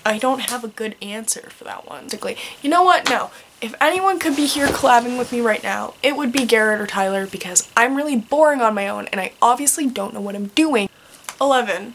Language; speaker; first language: English; native; English